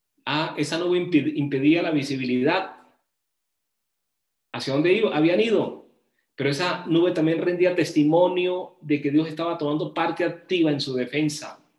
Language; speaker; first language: Spanish; native; Spanish